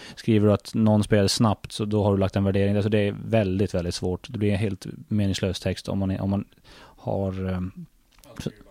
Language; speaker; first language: Swedish; native; Swedish